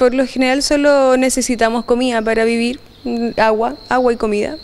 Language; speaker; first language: Spanish; native; Spanish